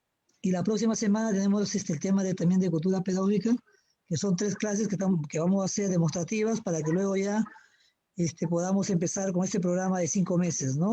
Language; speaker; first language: Spanish; native; Spanish